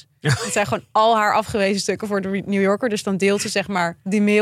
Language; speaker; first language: Dutch; native; Dutch